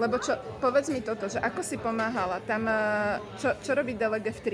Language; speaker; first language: Slovak; native; Slovak